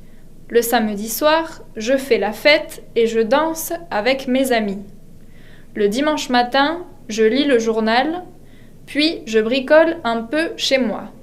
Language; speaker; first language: French; non-native, fluent; Spanish